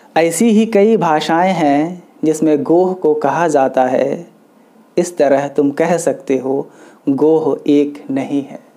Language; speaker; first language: Hindi; non-native, local second language; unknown